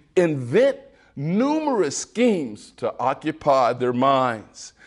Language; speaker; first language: English; native; English